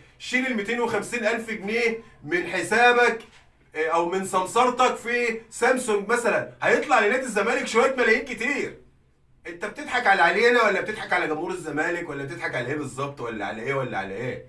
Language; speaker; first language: Arabic; native; Arabic